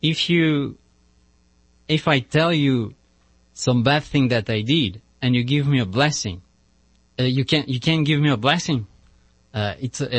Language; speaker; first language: English; non-native, learner; French